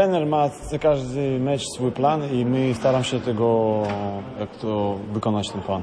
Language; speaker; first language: Polish; non-native, fluent; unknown